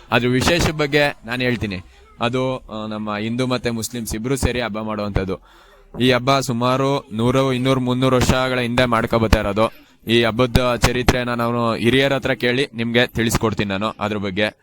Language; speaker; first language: Kannada; native; Kannada